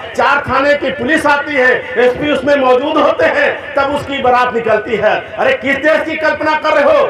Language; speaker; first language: Hindi; native; Hindi